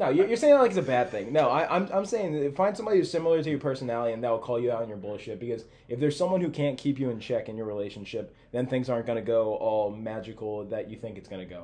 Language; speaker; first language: English; native; English